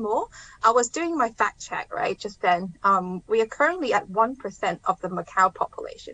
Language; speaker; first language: English; native; English